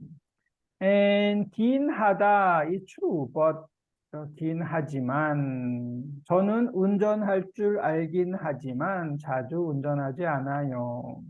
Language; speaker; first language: Korean; native; Korean